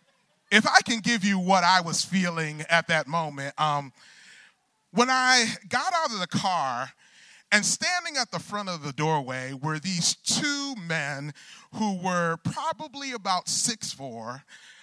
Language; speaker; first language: English; native; English